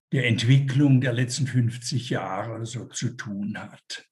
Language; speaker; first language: German; native; German